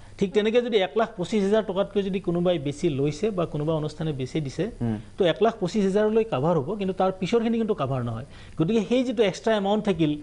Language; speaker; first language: Assamese; native; Assamese